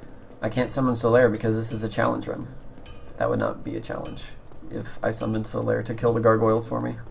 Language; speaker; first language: English; native; English